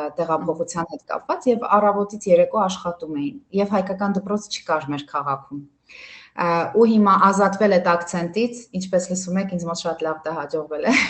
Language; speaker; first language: Armenian; early bilingual, heritage; Armenian